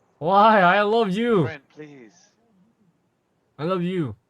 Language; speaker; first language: English; non-native, learner; Korean